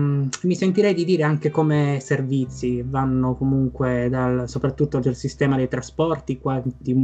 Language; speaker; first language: Italian; native; Italian